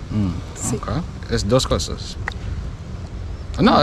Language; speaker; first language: Spanish; non-native, learner; English